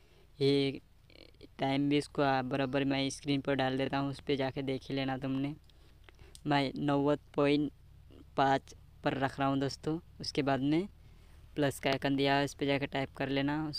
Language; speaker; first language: Hindi; native; Hindi